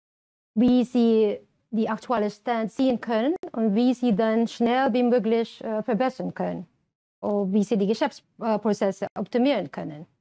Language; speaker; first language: German; non-native, fluent; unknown